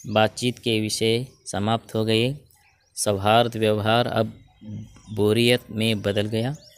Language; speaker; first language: Hindi; non-native, local second language; Kannada